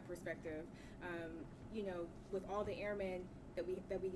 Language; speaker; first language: English; native; English